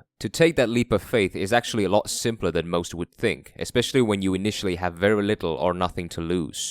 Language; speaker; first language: English; non-native, fluent; Korean